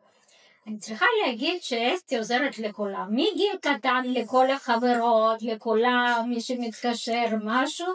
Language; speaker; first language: Hebrew; non-native, fluent; Russian